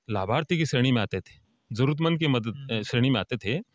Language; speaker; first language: Hindi; native; Hindi